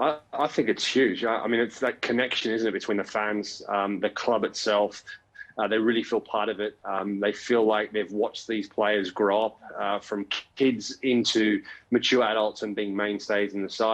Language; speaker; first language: English; native; English